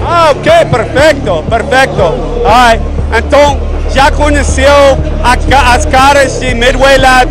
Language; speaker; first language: Portuguese; non-native, learner; Spanish